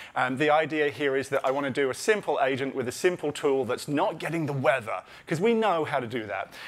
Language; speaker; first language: English; native; English